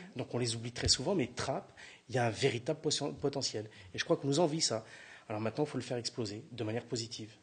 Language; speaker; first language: French; native; French